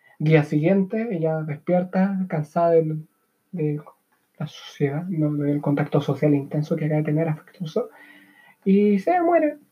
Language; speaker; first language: Spanish; native; Spanish